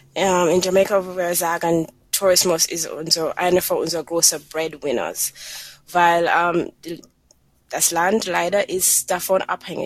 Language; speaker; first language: German; non-native, fluent; English